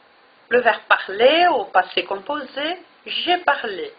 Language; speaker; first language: French; non-native, fluent; Portuguese